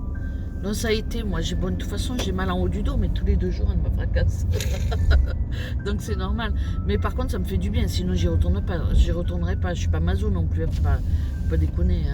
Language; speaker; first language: French; native; French